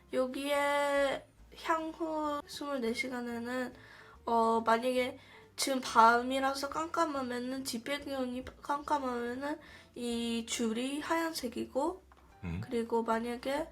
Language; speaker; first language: Korean; early bilingual, heritage; Korean